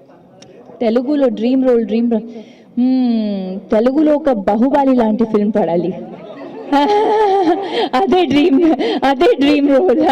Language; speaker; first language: Telugu; non-native, local second language; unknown